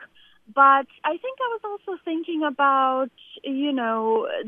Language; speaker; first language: English; non-native, local second language; Bangla